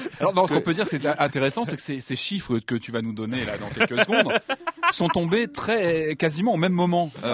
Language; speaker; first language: French; native; French